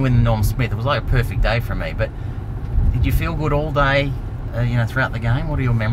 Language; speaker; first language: English; native; English